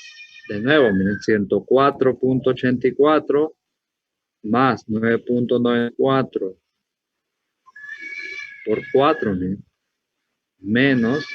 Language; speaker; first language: Spanish; native; Spanish